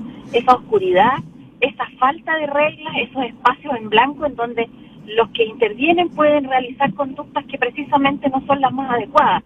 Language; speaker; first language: Spanish; native; Spanish